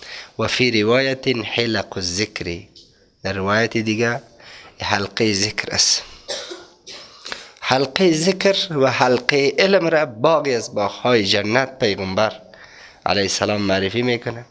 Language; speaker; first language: Persian; native; Persian